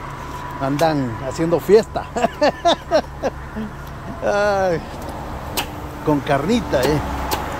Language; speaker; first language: Spanish; native; Spanish